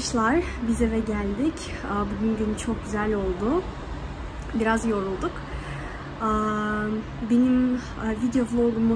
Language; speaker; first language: Turkish; non-native, learner; Kazakh